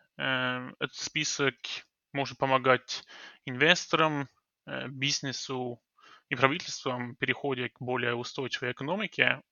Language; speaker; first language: Russian; non-native, fluent; Norwegian